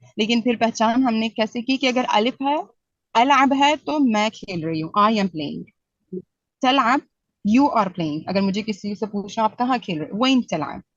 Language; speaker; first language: Urdu; native; Urdu